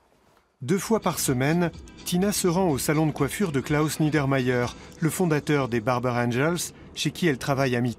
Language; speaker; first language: French; native; French